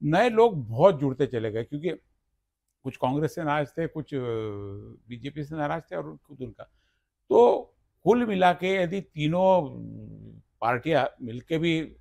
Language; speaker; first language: Hindi; non-native, local second language; Marathi